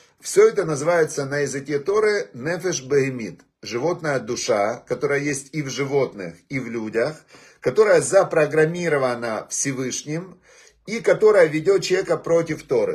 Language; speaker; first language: Russian; native; Russian